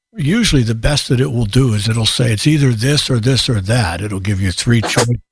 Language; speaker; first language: English; native; English